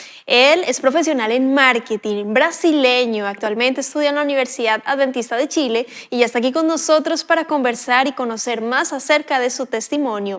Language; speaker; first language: Spanish; native; Spanish